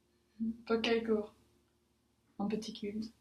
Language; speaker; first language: French; non-native, learner; English